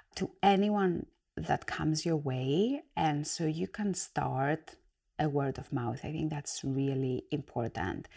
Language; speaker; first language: English; non-native, fluent; Greek